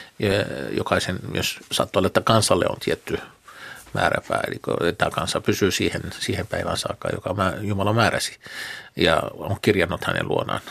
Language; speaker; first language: Finnish; non-native, fluent; Arabic